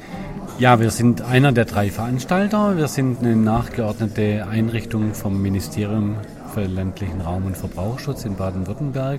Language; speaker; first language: German; native; German